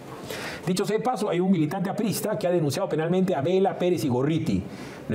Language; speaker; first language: Spanish; native; Spanish